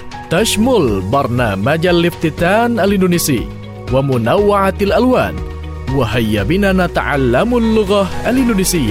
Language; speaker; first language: Arabic; non-native, fluent; Indonesian